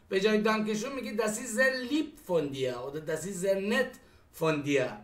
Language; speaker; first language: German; non-native, fluent; Persian